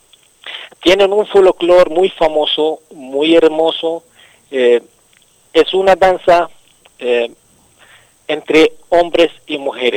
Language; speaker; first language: Spanish; non-native, local second language; Arabic